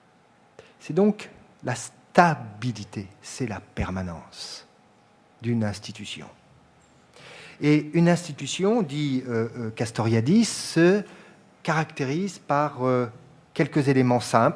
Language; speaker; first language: French; native; French